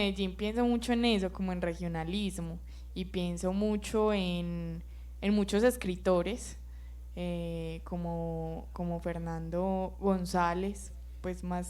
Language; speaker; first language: Spanish; native; Spanish